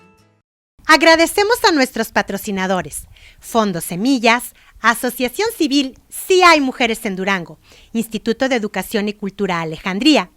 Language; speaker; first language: Spanish; native; Spanish